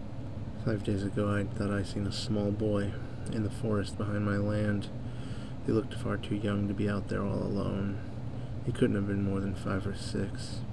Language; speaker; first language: English; native; English